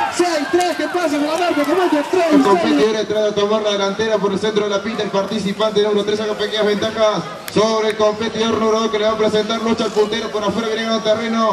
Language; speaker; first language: Spanish; native; Spanish